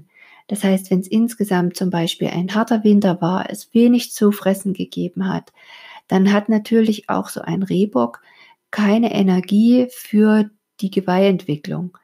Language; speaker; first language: German; native; German